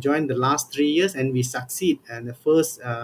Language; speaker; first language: English; non-native, local second language; Tamil